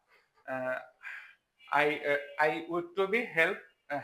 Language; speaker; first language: English; non-native, learner; Bangla